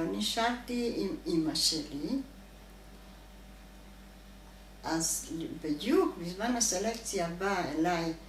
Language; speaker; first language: Hebrew; non-native, fluent; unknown